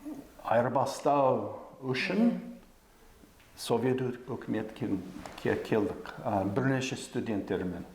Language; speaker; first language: Kazakh; non-native, fluent; English